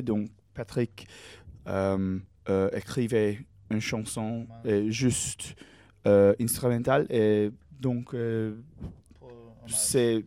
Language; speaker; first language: French; non-native, learner; English